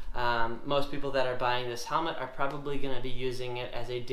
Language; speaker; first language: English; native; English